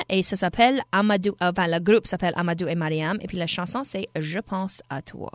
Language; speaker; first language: French; non-native, local second language; English